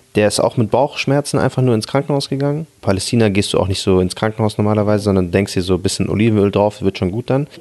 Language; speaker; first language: German; early bilingual, other home language; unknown